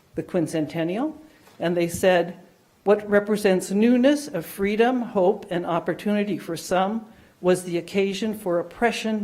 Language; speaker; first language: English; non-native, fluent; Dutch